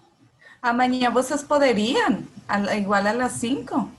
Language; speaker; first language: Portuguese; non-native, fluent; Spanish